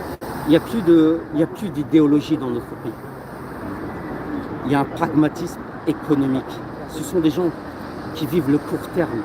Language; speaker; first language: French; native; French